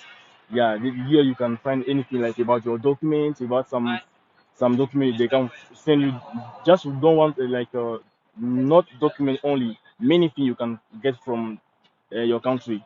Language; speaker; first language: English; non-native, learner; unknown